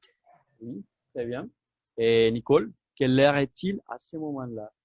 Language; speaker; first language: French; non-native, fluent; Spanish